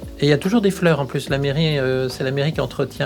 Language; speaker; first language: French; native; French